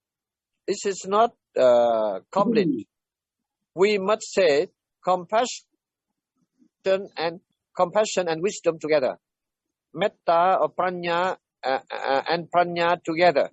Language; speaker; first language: English; non-native, learner; Vietnamese